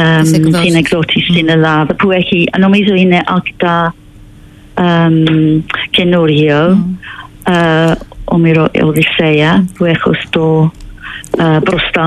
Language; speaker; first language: Greek; non-native, learner; English